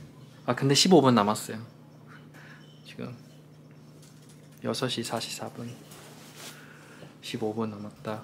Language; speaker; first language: Korean; non-native, fluent; Chinese